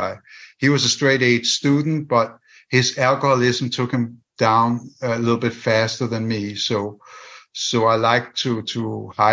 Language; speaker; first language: English; non-native, fluent; Danish